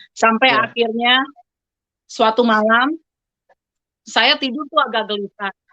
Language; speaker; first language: Indonesian; native; Indonesian